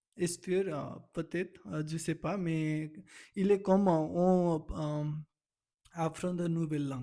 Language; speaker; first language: French; non-native, learner; Nepali